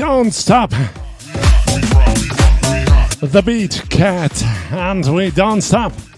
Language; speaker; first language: English; non-native, learner; German